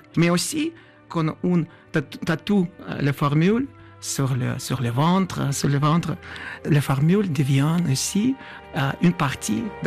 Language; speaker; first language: French; non-native, fluent; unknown